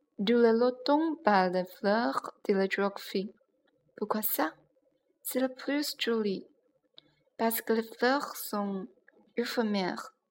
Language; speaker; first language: French; non-native, learner; Chinese